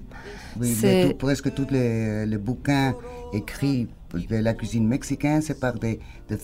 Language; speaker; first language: French; non-native, fluent; Spanish